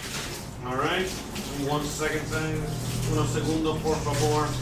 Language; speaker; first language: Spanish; early bilingual, heritage; Spanish